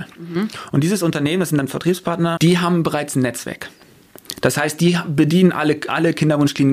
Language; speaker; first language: German; native; German